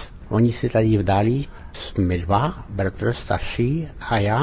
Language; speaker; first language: Czech; early bilingual, heritage; French